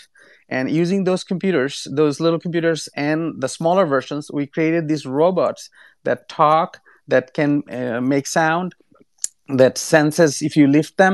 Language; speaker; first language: English; non-native, local second language; Bangla